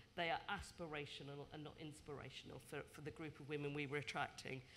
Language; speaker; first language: English; native; English